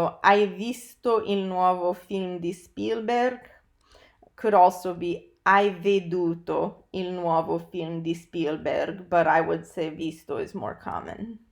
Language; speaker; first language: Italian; non-native, fluent; English